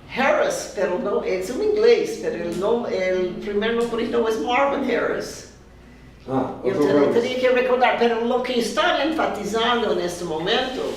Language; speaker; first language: Spanish; non-native, fluent; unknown